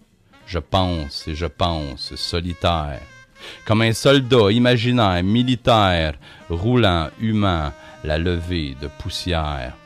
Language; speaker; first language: French; native; French